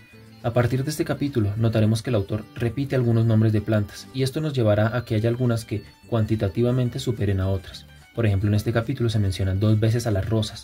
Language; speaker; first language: Spanish; native; Spanish